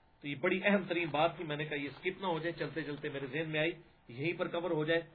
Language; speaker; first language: Urdu; non-native, local second language; Punjabi